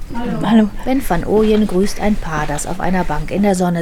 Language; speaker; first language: German; native; German